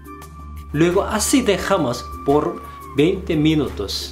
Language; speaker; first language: Spanish; non-native, fluent; Korean